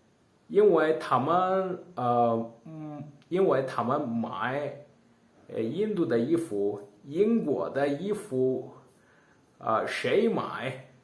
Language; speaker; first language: Chinese; non-native, learner; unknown